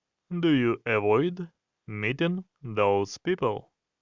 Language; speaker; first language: English; non-native, fluent; Ukrainian